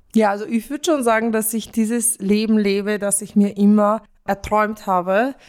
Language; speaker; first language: German; early bilingual, other home language; Romanian